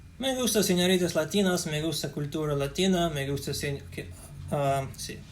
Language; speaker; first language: Spanish; non-native, learner; Russian